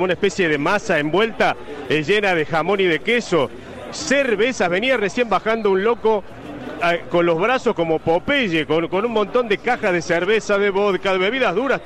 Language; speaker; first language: Spanish; native; Spanish